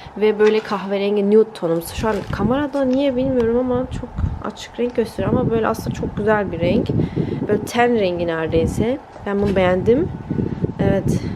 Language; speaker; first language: Turkish; early bilingual, heritage; Turkish